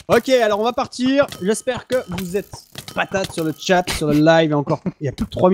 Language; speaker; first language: French; native; French